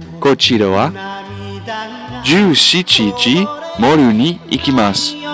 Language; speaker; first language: Japanese; non-native, learner; English